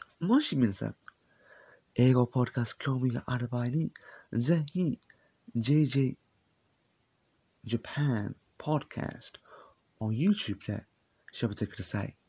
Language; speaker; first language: Japanese; non-native, learner; English